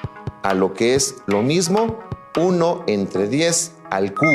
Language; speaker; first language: Spanish; native; Spanish